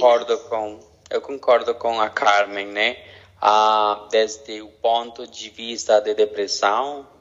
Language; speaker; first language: Portuguese; non-native, fluent; Spanish